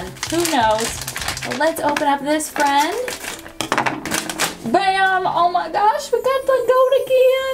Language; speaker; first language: English; native; English